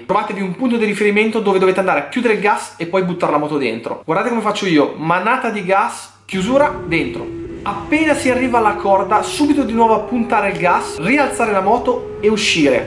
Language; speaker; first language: Italian; native; Italian